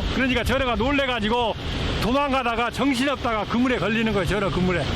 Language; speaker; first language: Korean; native; Korean